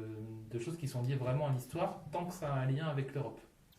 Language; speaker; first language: French; native; French